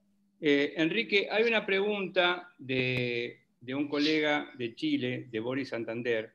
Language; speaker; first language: Spanish; native; Spanish